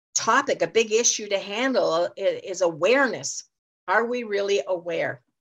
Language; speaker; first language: English; native; English